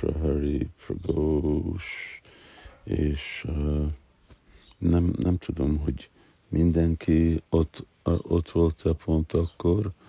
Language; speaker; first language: Hungarian; early bilingual, heritage; Hungarian